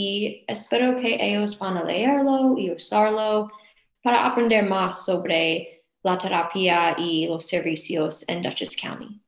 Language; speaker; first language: Spanish; non-native, learner; English